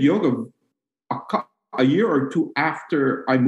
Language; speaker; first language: English; non-native, local second language; Cebuano